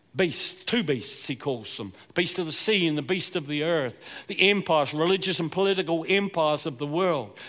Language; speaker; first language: English; native; English